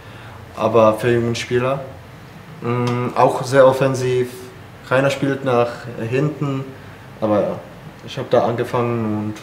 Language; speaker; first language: German; non-native, fluent; Czech